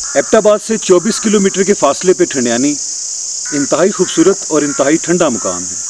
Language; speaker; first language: Urdu; non-native, local second language; Punjabi